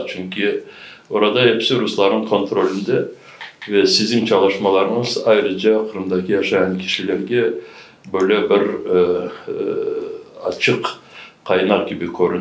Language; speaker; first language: Turkish; non-native, learner; Crimean Tatar